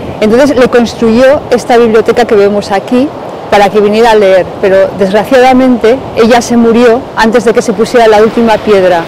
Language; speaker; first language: Spanish; native; Spanish